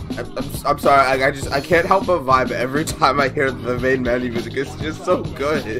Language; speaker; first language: English; native; English